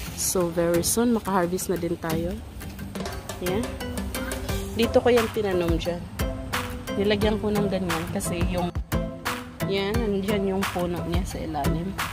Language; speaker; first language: Filipino; non-native, local second language; Cebuano